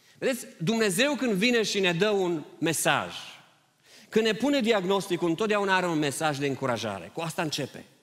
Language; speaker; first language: Romanian; early bilingual, heritage; Romanian